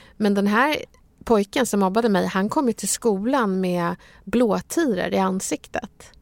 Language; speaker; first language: Swedish; early bilingual, other home language; Bangla